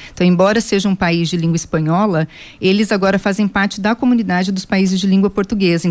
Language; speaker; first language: Portuguese; native; Portuguese